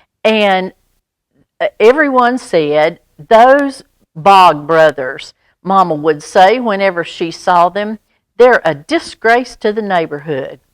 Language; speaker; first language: English; native; English